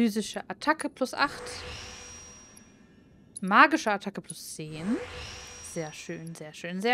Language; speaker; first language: German; native; German